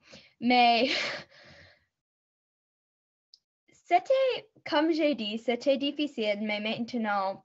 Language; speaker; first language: French; non-native, local second language; English